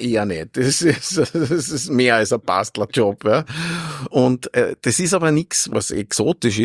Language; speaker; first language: German; native; German